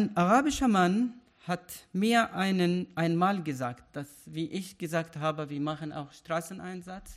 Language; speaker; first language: German; non-native, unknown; Arabic